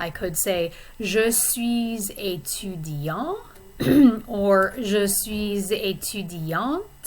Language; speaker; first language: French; non-native, fluent; English